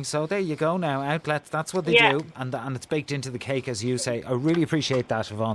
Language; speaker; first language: English; native; English